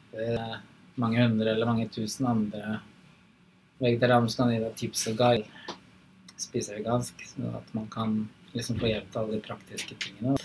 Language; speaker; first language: Norwegian; native; Norwegian